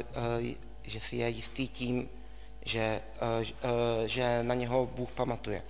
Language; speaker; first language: Czech; native; Czech